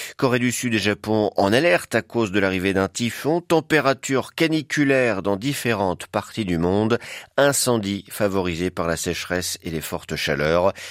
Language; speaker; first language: French; native; French